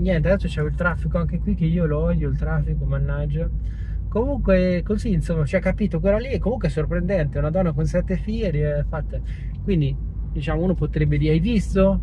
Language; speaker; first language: Italian; native; Italian